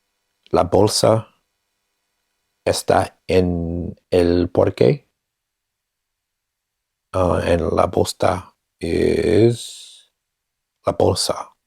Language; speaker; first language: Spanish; non-native, learner; English